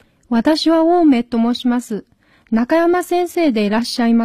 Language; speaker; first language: Japanese; non-native, fluent; Chinese